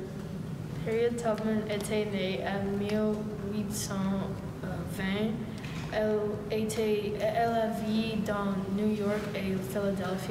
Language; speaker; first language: French; non-native, learner; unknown